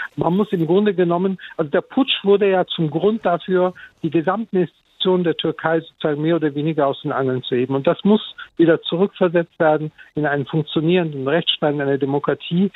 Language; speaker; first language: German; early bilingual, other home language; Turkish